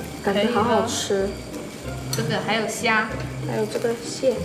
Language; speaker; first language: Chinese; non-native, local second language; Cantonese